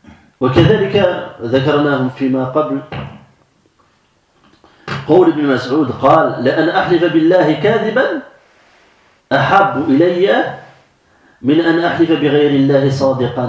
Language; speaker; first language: Arabic; non-native, fluent; French